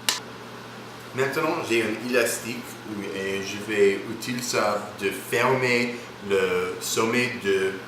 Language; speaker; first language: French; non-native, learner; English